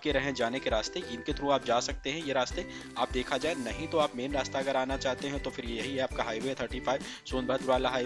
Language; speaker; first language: Hindi; native; Hindi